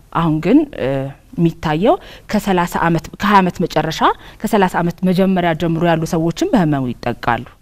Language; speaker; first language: Amharic; native; Amharic